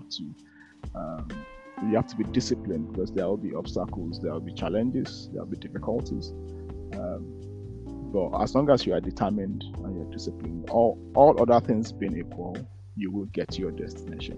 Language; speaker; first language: English; non-native, local second language; Yoruba